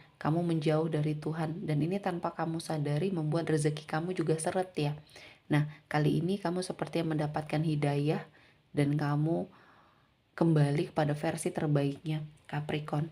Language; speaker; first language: Indonesian; native; Indonesian